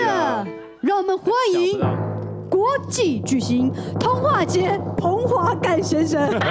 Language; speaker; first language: Chinese; native; Chinese